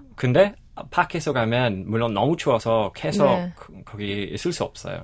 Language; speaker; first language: Korean; non-native, learner; English